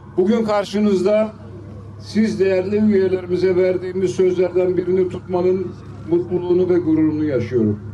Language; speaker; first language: Turkish; native; Turkish